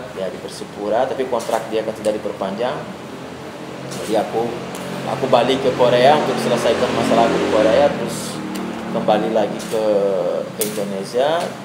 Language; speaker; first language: Indonesian; non-native, fluent; Portuguese